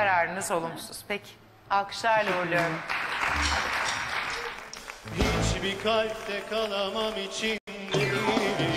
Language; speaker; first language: Turkish; native; Turkish